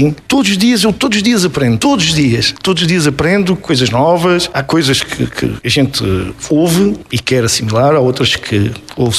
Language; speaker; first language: Portuguese; native; Portuguese